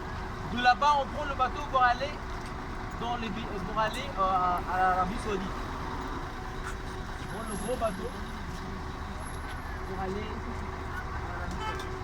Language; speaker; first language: French; non-native, learner; Arabic